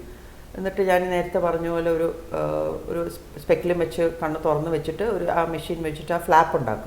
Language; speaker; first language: Malayalam; native; Malayalam